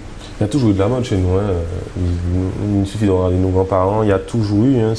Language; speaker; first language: French; native; French